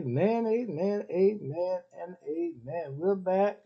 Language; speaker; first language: English; native; English